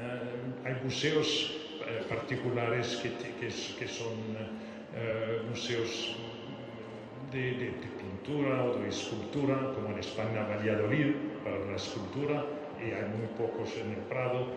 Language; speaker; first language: Spanish; non-native, fluent; French